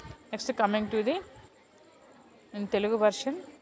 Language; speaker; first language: English; non-native, local second language; Telugu